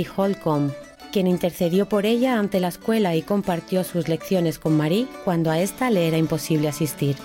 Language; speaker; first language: Spanish; native; Spanish